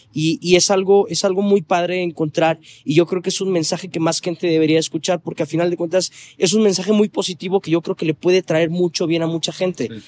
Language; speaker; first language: Spanish; native; Spanish